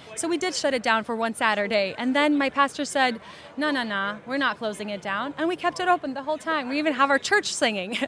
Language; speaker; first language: English; early bilingual, other home language; Russian